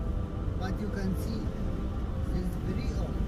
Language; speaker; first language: English; non-native, learner; Arabic